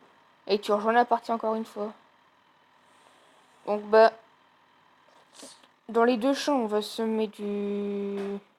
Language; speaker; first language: French; native; French